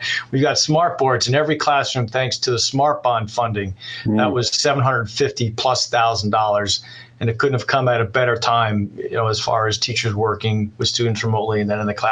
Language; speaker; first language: English; native; English